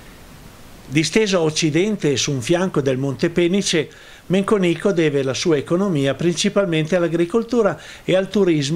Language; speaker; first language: Italian; native; Italian